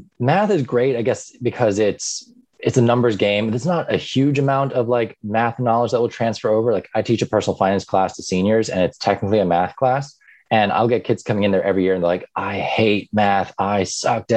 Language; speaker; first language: English; native; English